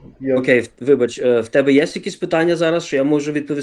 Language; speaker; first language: Ukrainian; early bilingual, other home language; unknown